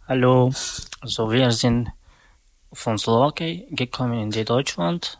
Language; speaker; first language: German; non-native, learner; Romany